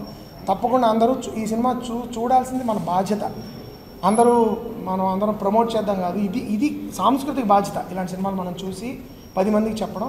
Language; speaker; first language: Telugu; native; Telugu